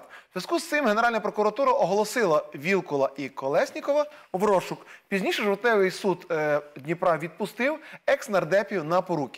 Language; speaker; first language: Ukrainian; native; Ukrainian